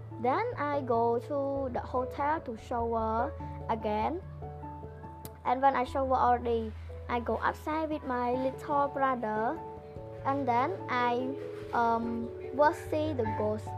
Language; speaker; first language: English; non-native, learner; Khmer